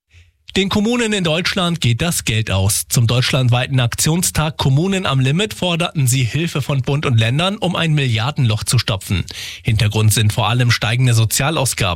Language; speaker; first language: German; native; German